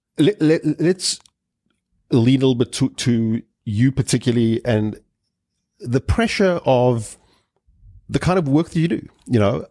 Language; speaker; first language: English; native; English